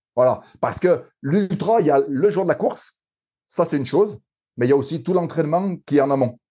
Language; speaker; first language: French; native; French